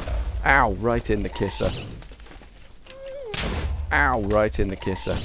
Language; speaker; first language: English; native; English